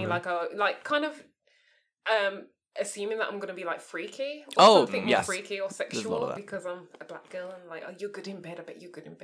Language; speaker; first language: English; native; English